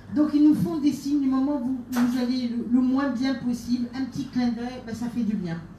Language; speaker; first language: French; native; French